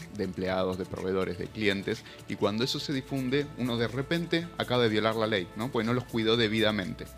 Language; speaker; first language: Spanish; native; Spanish